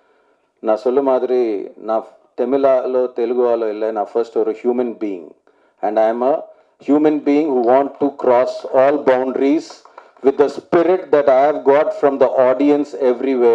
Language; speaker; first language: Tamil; non-native, learner; Telugu